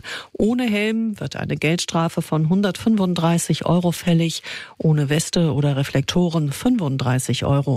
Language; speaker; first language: German; native; German